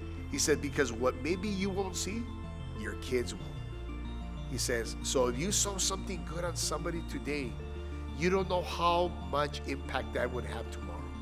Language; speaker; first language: English; early bilingual, other home language; Spanish